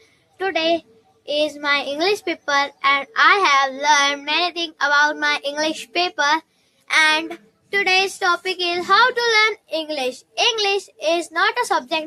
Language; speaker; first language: English; non-native, learner; Hindi